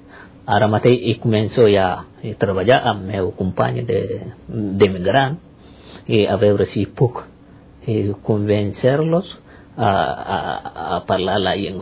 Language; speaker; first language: Catalan; non-native, learner; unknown